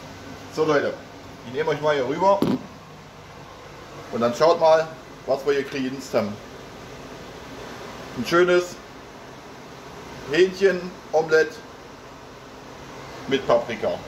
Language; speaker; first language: German; native; German